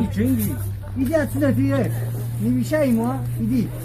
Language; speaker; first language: Russian; non-native, learner; Tajik